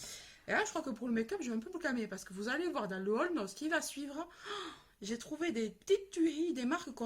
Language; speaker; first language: French; native; French